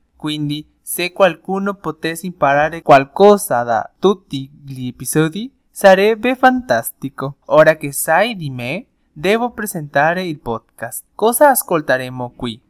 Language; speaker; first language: Italian; non-native, learner; Spanish